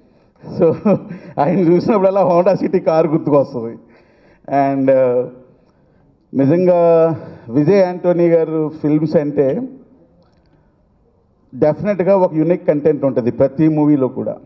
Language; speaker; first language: Telugu; native; Telugu